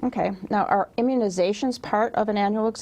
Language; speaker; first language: English; native; English